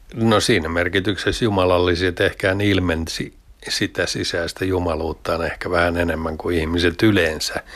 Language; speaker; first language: Finnish; native; Finnish